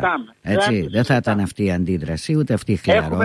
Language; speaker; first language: Greek; native; Greek